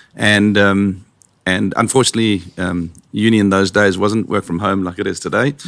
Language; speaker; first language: English; native; English